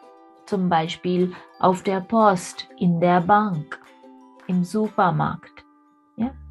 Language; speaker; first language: German; non-native, fluent; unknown